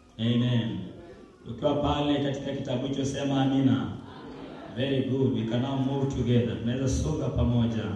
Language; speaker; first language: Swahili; non-native, local second language; Luyia